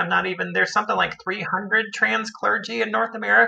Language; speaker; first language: English; native; English